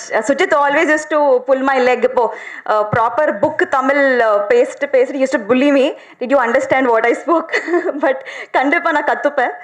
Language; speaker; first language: Tamil; non-native, learner; Telugu